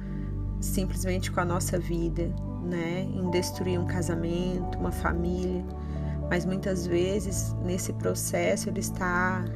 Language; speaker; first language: Portuguese; native; Portuguese